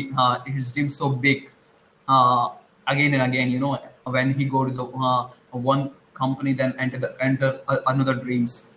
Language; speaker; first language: English; non-native, learner; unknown